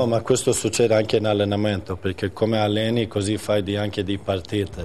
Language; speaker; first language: Italian; non-native, fluent; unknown